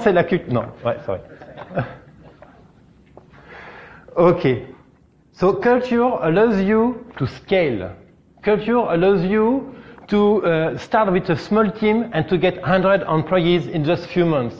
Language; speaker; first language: English; non-native, learner; French